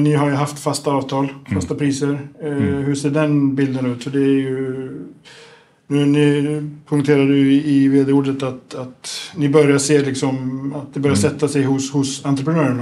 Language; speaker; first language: Swedish; native; Swedish